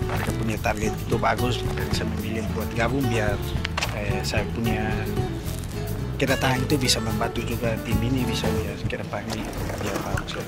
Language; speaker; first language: Indonesian; non-native, learner; Tetum